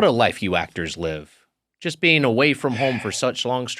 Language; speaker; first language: English; native; English